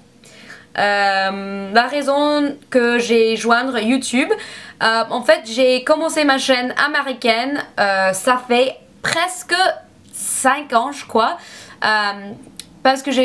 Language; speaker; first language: French; non-native, learner; English